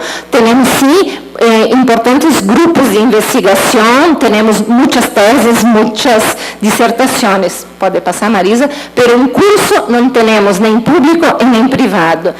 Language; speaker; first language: Spanish; non-native, learner; Portuguese